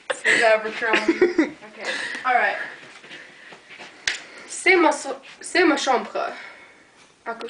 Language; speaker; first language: French; non-native, learner; English